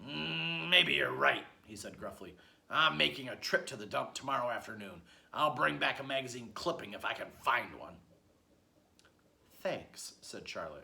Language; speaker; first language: English; native; English